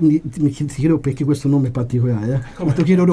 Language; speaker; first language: Italian; native; Italian